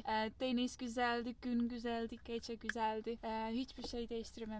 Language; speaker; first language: Turkish; non-native, fluent; Estonian